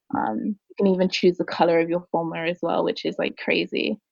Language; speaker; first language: English; native; English